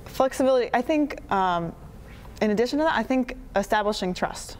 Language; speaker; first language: English; native; English